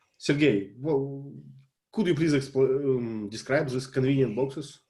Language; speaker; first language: English; non-native, fluent; Russian